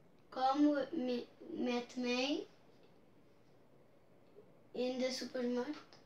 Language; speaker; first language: Dutch; non-native, learner; Papiamento